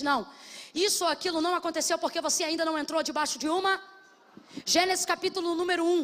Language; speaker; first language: Portuguese; native; Portuguese